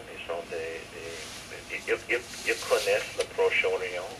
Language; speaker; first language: French; non-native, fluent; English